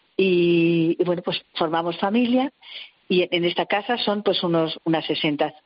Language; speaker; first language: Spanish; native; Spanish